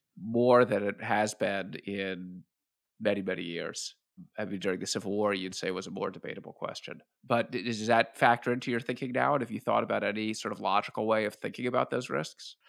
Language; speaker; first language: English; native; English